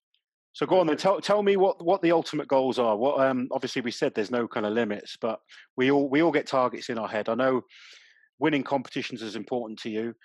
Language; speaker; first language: English; native; English